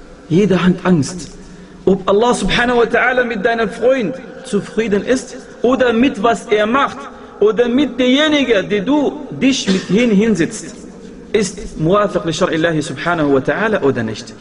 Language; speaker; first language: German; non-native, fluent; Arabic